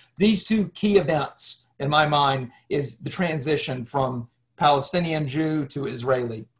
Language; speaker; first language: English; native; English